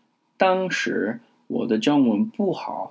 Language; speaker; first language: Chinese; non-native, learner; English